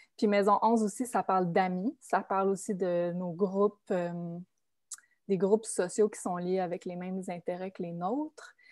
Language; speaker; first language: French; native; French